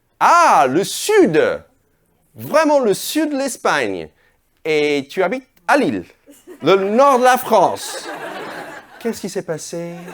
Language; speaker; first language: French; non-native, fluent; English